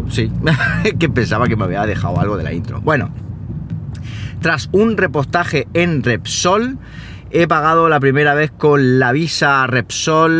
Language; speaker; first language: Spanish; native; Spanish